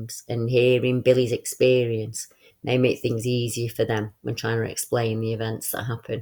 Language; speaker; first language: English; native; English